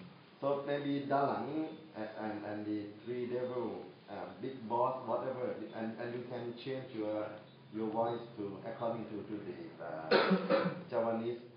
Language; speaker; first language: English; non-native, fluent; Thai